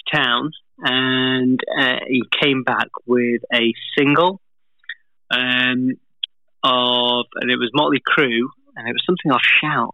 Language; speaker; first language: English; native; English